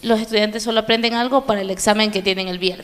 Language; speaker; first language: Spanish; native; Spanish